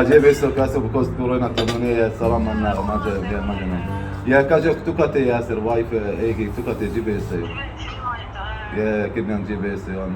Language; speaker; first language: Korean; non-native, learner; Arabic